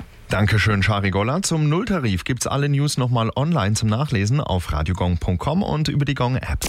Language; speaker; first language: German; native; German